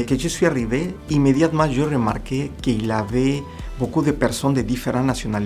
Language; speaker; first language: French; non-native, learner; Spanish